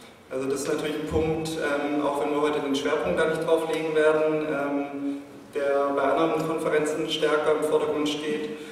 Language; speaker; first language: German; native; German